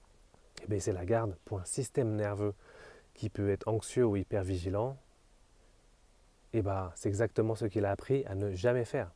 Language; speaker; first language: French; native; French